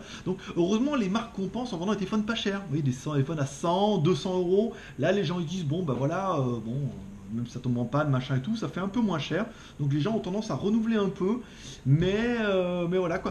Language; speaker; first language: French; native; French